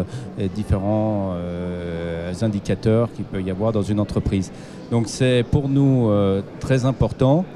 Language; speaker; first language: French; native; French